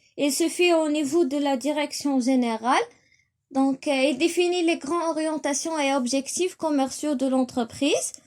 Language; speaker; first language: French; non-native, local second language; Arabic